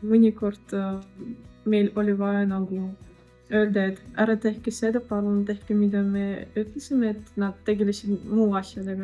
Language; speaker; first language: Estonian; non-native, local second language; Russian